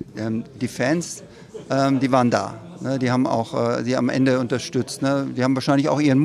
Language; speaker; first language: German; native; German